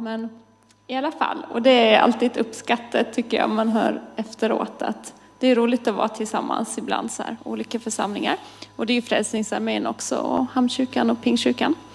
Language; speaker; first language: Swedish; native; Swedish